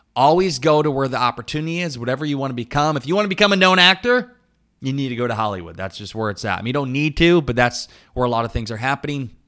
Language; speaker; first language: English; native; English